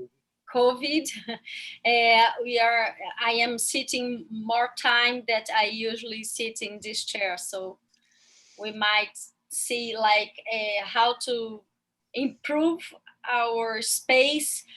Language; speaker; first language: English; non-native, learner; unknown